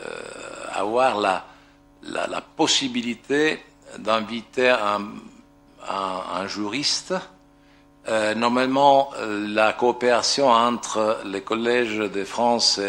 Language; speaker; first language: French; non-native, fluent; Italian